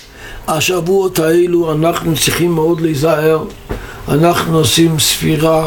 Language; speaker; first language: Hebrew; non-native, local second language; Yiddish